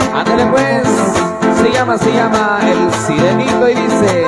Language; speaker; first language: Spanish; native; Spanish